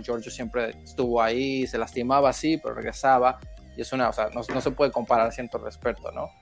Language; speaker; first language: Spanish; early bilingual, heritage; Spanish